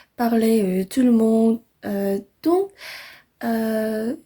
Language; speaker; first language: French; non-native, learner; English